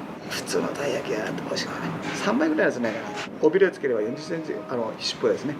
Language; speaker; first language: Japanese; native; Japanese